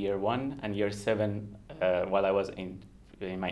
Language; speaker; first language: English; non-native, fluent; Kurdish